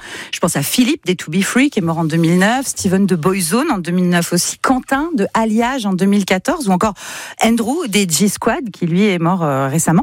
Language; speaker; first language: French; native; French